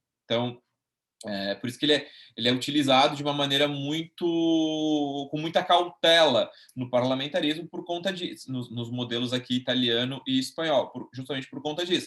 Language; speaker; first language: Portuguese; native; Portuguese